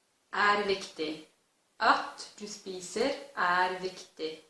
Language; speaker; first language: Norwegian; non-native, learner; English